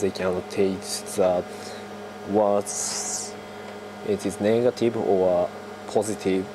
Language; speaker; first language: English; non-native, learner; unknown